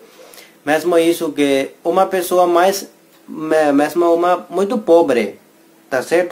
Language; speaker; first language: Portuguese; non-native, learner; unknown